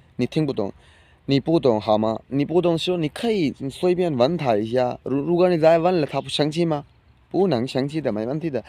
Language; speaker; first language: Chinese; non-native, learner; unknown